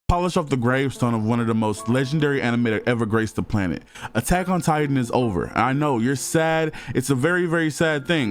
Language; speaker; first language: English; native; English